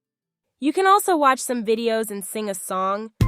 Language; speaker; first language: English; non-native, fluent; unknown